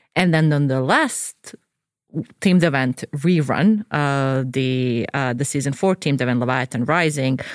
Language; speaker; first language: English; non-native, fluent; Croatian